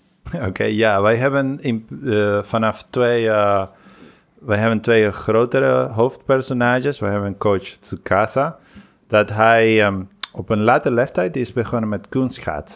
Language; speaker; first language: Dutch; non-native, fluent; Spanish